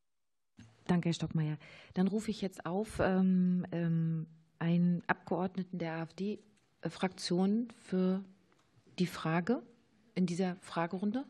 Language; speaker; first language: German; native; German